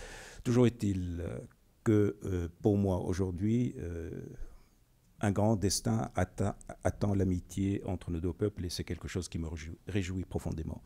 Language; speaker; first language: French; non-native, local second language; Arabic